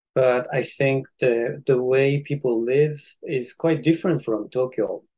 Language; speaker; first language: English; non-native, fluent; Japanese